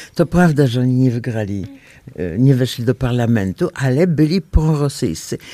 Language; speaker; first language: Polish; native; Polish